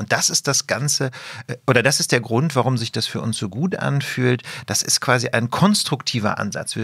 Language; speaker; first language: German; native; German